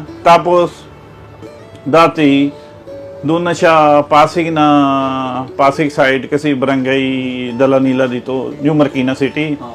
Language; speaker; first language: Filipino; non-native, learner; Punjabi